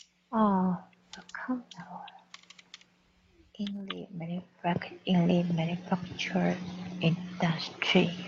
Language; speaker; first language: English; non-native, learner; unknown